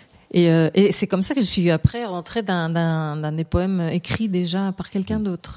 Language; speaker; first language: French; non-native, fluent; Spanish